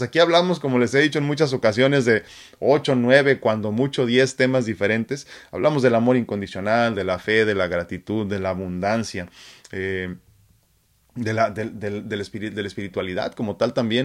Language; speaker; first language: Spanish; native; Spanish